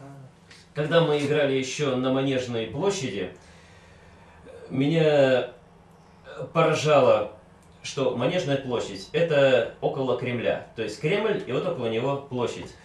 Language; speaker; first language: Russian; native; Russian